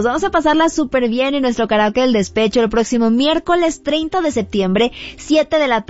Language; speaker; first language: Spanish; native; Spanish